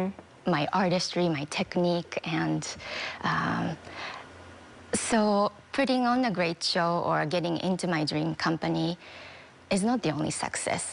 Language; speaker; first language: English; non-native, fluent; Japanese